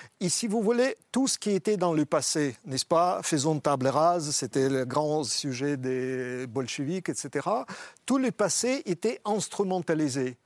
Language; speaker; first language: French; non-native, fluent; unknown